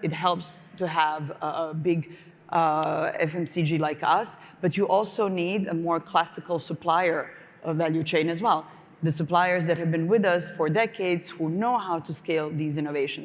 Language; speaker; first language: English; non-native, fluent; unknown